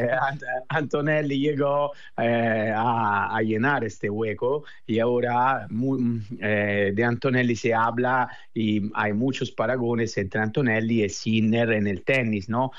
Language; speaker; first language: Spanish; non-native, fluent; Italian